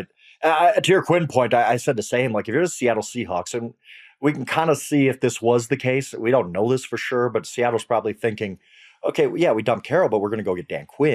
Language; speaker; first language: English; native; English